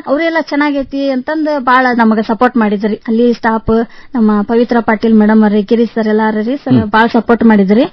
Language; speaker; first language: Kannada; native; Kannada